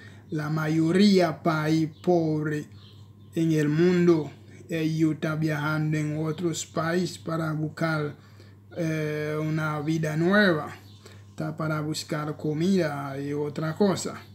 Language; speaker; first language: Spanish; non-native, learner; Haitian Creole